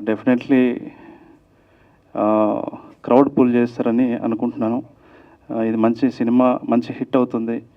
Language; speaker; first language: Telugu; native; Telugu